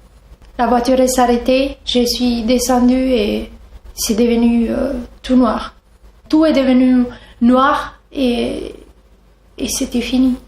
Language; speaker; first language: French; non-native, fluent; Italian